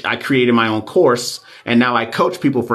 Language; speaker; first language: English; native; English